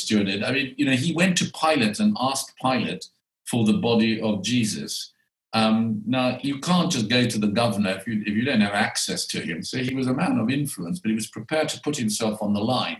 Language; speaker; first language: English; native; English